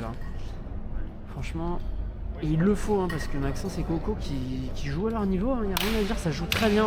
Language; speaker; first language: French; native; French